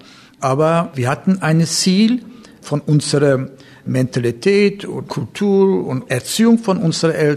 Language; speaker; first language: German; non-native, fluent; Turkish